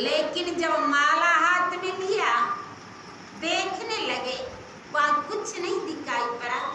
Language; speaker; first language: Hindi; native; Hindi